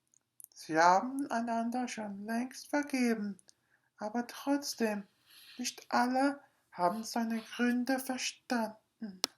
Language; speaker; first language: German; non-native, learner; English